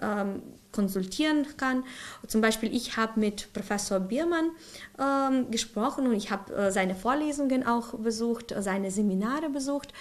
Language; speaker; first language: German; non-native, fluent; Ukrainian